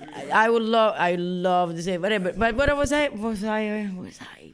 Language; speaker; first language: English; non-native, fluent; Italian